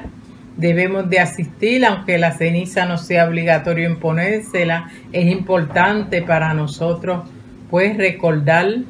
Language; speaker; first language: Spanish; native; Spanish